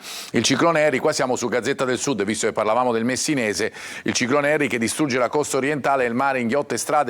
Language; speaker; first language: Italian; native; Italian